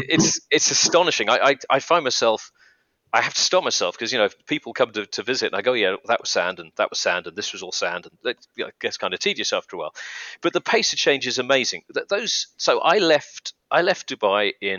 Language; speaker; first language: English; native; English